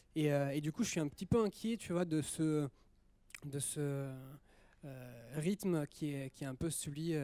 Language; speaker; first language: French; early bilingual, other home language; Italian